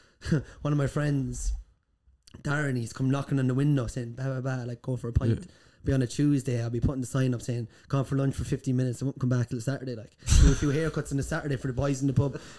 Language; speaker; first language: English; native; English